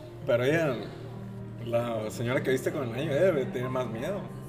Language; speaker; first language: Spanish; native; Spanish